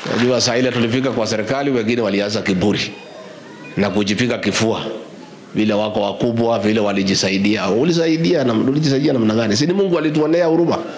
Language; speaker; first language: Swahili; non-native, local second language; Kikuyu